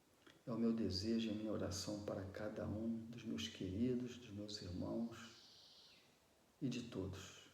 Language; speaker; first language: Portuguese; native; Portuguese